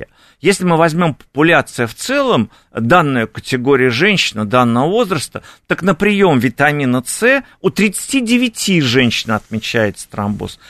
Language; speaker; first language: Russian; native; Russian